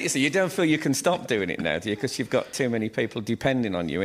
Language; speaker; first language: English; native; English